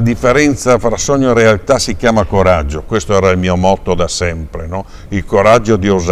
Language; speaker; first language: Italian; native; Italian